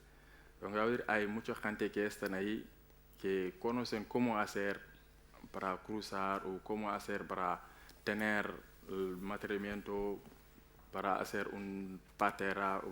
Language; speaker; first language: Spanish; non-native, learner; Wolof